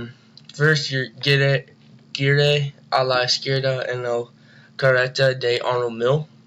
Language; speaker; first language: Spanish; non-native, learner; English